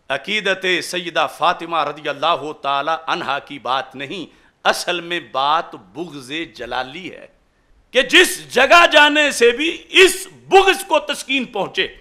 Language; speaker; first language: Urdu; non-native, local second language; Punjabi